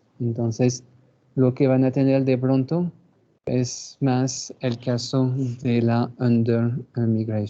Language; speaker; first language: Spanish; non-native, fluent; French